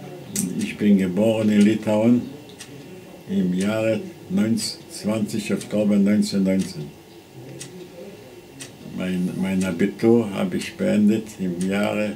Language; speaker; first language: German; non-native, fluent; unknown